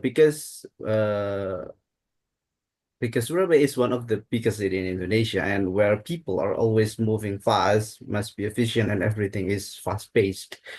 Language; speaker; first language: English; non-native, learner; Indonesian